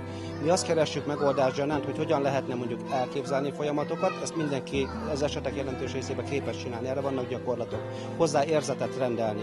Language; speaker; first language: Hungarian; native; Hungarian